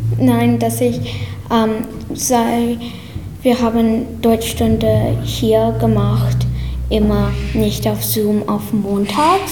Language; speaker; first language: German; early bilingual, heritage; English